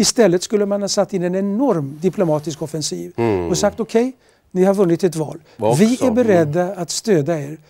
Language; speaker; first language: Swedish; native; Swedish